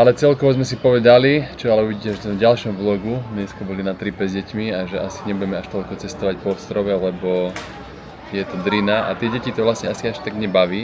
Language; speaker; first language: Slovak; native; Slovak